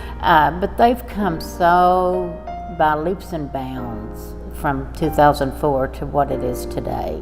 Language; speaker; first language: English; native; English